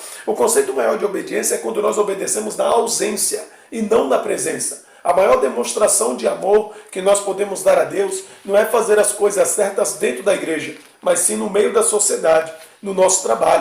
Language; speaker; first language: Portuguese; native; Portuguese